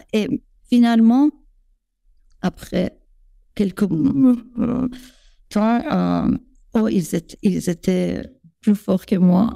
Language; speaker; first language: French; non-native, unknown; Persian